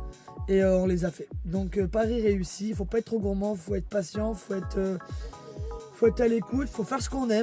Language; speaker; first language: French; native; French